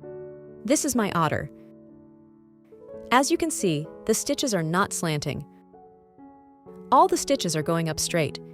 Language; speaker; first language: English; non-native, fluent; Chinese